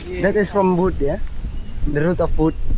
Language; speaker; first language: English; non-native, learner; Indonesian